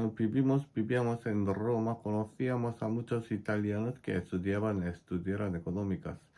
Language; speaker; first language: Spanish; non-native, fluent; Korean